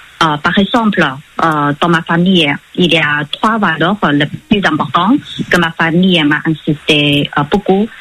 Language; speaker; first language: French; non-native, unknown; Chinese